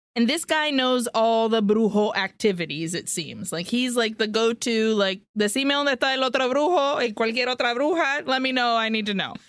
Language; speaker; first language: English; early bilingual, other home language; Spanish